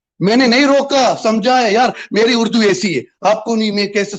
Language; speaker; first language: Hindi; non-native, fluent; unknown